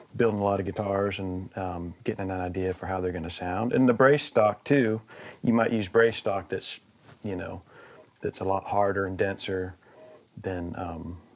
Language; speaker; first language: English; native; English